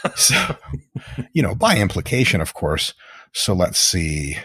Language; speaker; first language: English; early bilingual, other home language; Russian